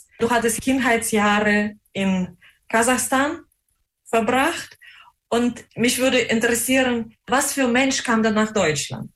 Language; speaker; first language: German; non-native, fluent; Russian